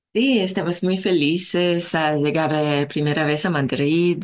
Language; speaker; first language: Spanish; non-native, learner; Hebrew